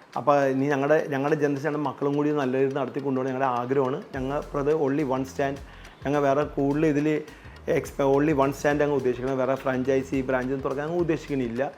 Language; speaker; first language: Malayalam; non-native, local second language; Punjabi